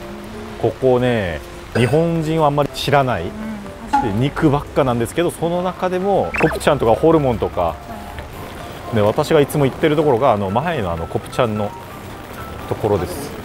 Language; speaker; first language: Japanese; non-native, fluent; Korean